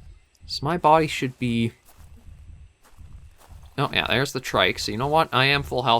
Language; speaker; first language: English; native; English